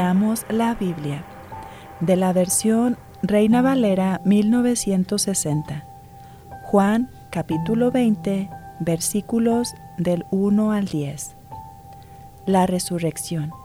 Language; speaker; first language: Spanish; native; Spanish